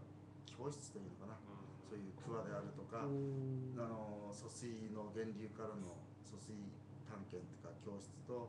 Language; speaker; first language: Japanese; native; Japanese